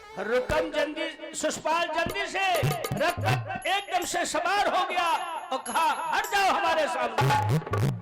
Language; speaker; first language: Hindi; native; Hindi